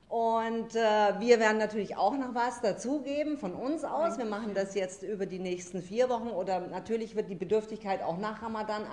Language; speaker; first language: German; native; German